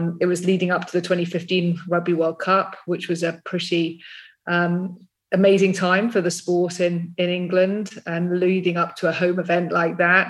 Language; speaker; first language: English; native; English